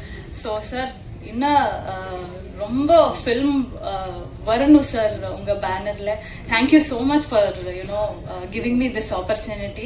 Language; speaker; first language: Tamil; non-native, learner; Kannada